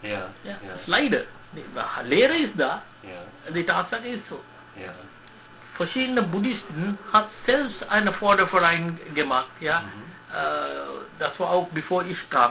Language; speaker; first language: German; non-native, learner; Sinhala